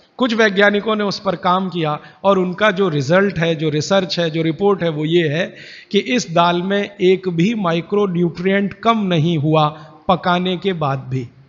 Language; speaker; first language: Hindi; native; Hindi